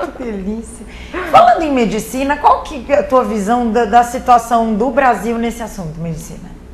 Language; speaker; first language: Portuguese; native; Portuguese